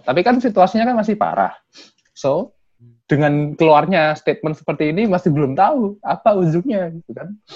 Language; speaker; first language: Indonesian; native; Indonesian